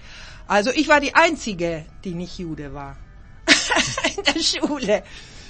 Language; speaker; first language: German; early bilingual, heritage; German